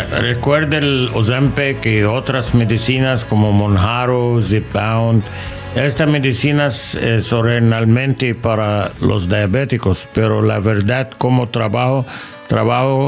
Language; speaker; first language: Spanish; non-native, learner; English